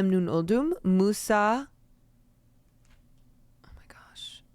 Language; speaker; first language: Turkish; non-native, learner; English